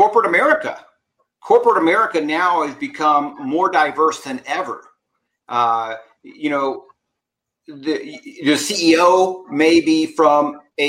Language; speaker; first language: English; native; English